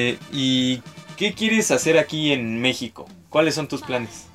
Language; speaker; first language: Spanish; native; Spanish